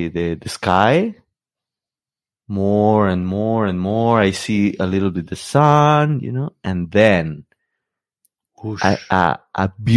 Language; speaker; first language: English; non-native, fluent; Spanish